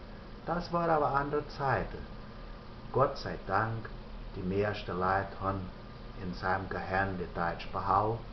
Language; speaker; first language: German; early bilingual, heritage; German